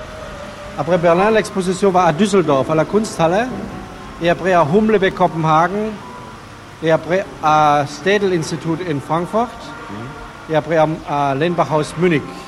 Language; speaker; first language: French; non-native, learner; German